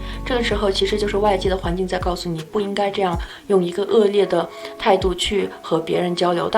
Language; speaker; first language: Chinese; native; Chinese